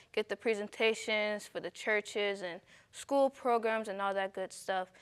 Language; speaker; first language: English; native; English